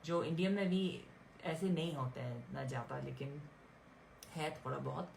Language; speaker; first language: Hindi; non-native, fluent; English